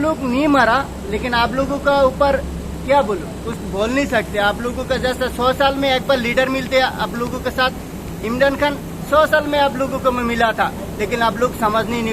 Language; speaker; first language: Hindi; non-native, learner; Bangla